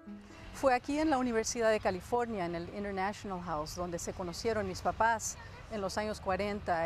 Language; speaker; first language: Spanish; early bilingual, heritage; Spanish